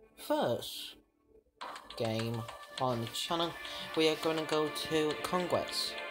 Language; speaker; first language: English; native; English